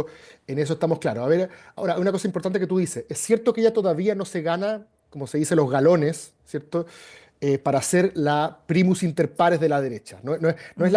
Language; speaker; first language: Spanish; native; Spanish